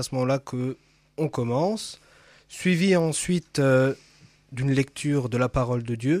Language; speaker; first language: French; native; French